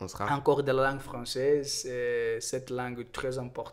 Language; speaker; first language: French; non-native, fluent; Portuguese